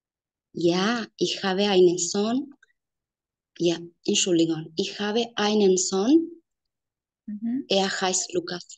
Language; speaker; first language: German; non-native, learner; Spanish